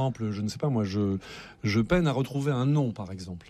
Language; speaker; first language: French; native; French